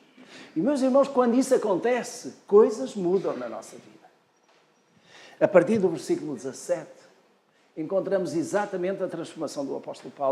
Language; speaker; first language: Portuguese; native; Portuguese